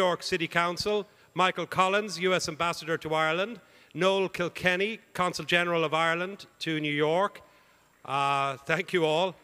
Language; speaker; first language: English; native; English